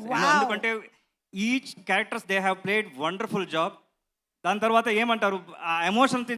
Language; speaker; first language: Telugu; non-native, local second language; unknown